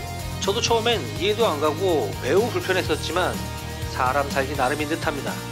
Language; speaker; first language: Korean; native; Korean